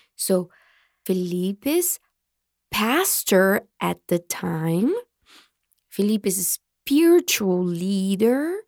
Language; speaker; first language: English; non-native, fluent; Portuguese